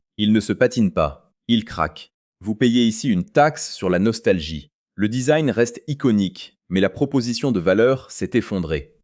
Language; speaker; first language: French; native; French